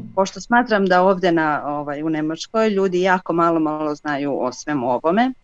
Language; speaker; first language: Serbian; native; Serbian